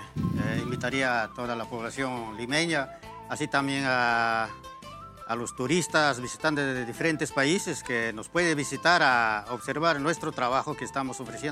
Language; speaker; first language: Spanish; native; Spanish